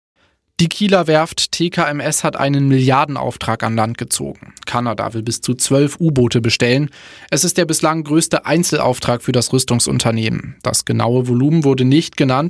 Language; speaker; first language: German; native; German